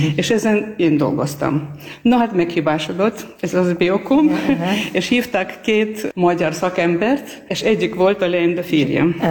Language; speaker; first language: Hungarian; non-native, fluent; Armenian